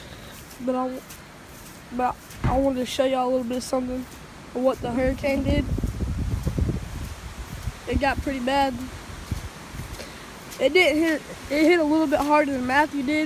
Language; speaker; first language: English; native; English